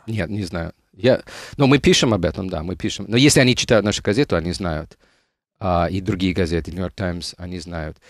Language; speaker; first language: Russian; non-native, fluent; English